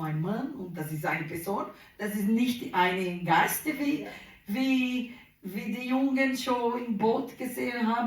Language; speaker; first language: German; non-native, learner; Portuguese